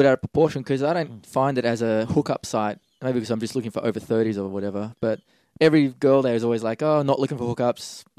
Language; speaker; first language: English; native; English